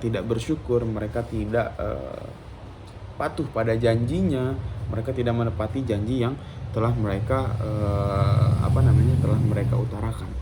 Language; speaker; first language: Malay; non-native, local second language; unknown